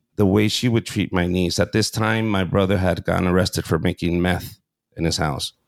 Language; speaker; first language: English; early bilingual, other home language; Spanish